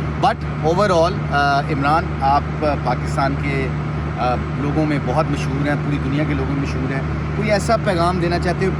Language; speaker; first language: Urdu; non-native, local second language; Punjabi